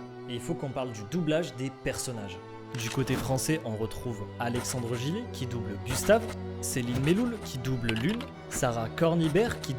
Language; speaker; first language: French; native; French